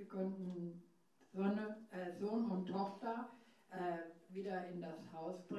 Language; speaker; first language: German; non-native, fluent; English